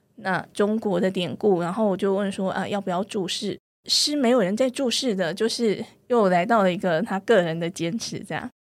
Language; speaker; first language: Chinese; native; Chinese